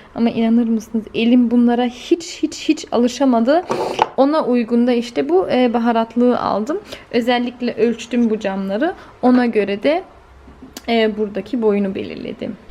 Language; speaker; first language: Turkish; early bilingual, heritage; Turkish